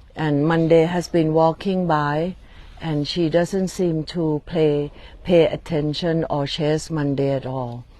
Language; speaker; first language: English; non-native, fluent; Thai